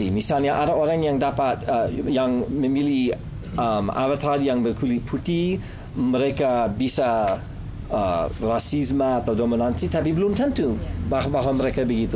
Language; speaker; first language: Indonesian; non-native, fluent; English